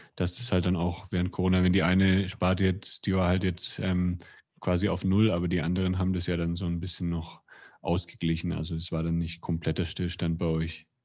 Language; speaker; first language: German; native; German